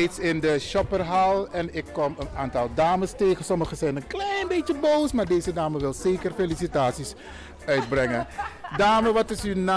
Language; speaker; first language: Dutch; native; Dutch